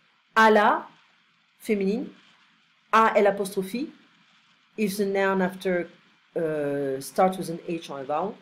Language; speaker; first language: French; non-native, fluent; English